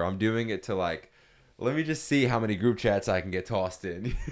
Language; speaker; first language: English; native; English